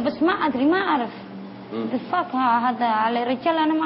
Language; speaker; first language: Arabic; non-native, learner; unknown